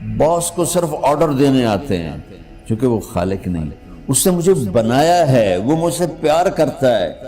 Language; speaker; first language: Urdu; non-native, local second language; Punjabi